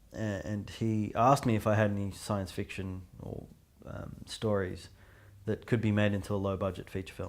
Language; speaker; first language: English; native; English